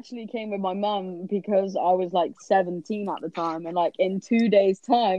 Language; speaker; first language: English; native; English